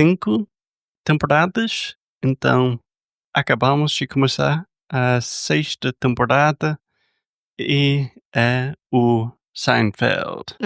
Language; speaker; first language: Portuguese; non-native, fluent; English